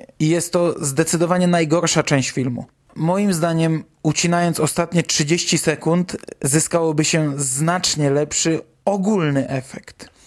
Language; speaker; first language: Polish; native; Polish